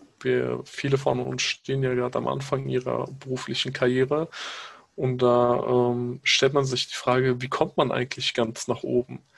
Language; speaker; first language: German; early bilingual, other home language; Pashto